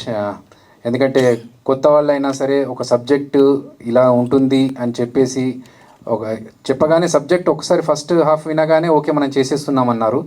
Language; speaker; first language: Telugu; native; Telugu